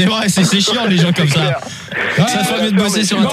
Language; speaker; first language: French; native; French